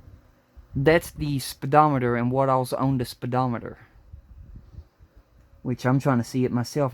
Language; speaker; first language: English; native; English